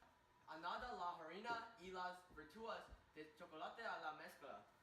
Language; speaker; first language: Spanish; non-native, learner; English